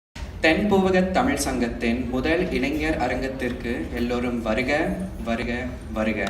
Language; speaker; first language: Tamil; early bilingual, heritage; Tamil